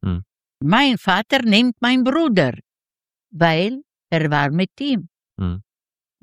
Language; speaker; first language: German; non-native, learner; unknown